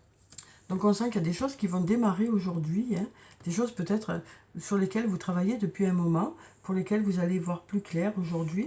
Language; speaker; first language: French; native; French